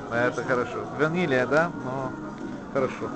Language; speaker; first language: Russian; non-native, learner; English